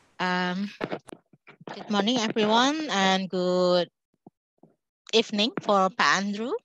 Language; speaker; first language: English; non-native, local second language; Indonesian